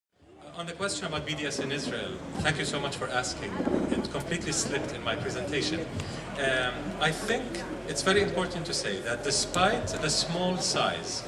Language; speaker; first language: English; non-native, fluent; Arabic